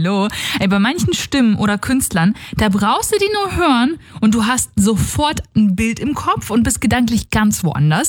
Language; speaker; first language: German; native; German